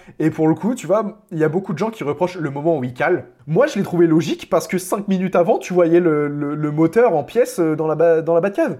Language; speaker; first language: French; native; French